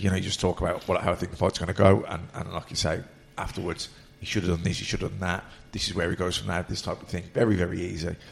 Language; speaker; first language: English; native; English